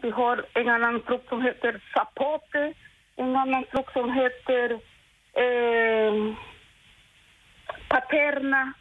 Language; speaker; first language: Swedish; non-native, local second language; Spanish